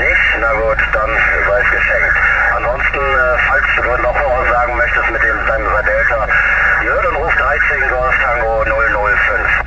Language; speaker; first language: German; native; German